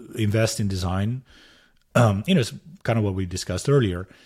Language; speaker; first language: English; non-native, fluent; Spanish